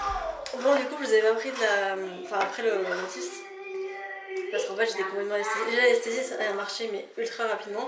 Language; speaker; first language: French; native; French